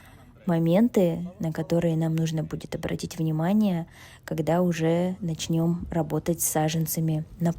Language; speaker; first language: Russian; native; Russian